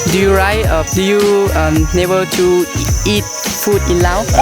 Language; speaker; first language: English; non-native, learner; Lao